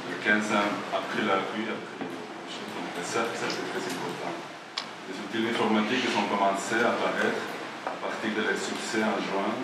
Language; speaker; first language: French; non-native, fluent; Spanish